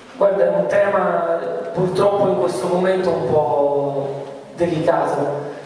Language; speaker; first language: Italian; early bilingual, other home language; Arabic